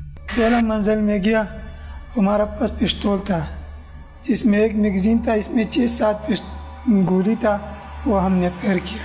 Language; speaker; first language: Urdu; non-native, local second language; Pashto